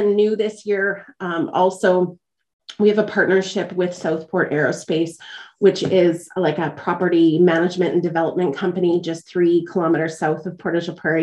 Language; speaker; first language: English; native; English